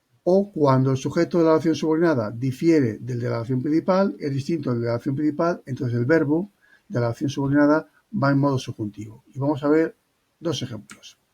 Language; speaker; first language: Spanish; native; Spanish